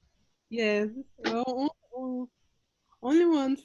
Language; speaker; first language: English; non-native, learner; Portuguese